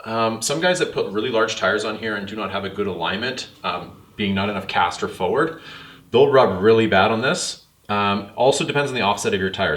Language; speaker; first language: English; native; English